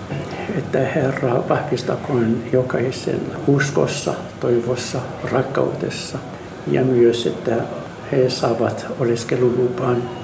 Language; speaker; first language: Finnish; non-native, learner; Arabic